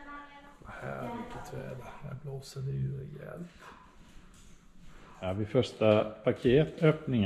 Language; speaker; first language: Swedish; native; Swedish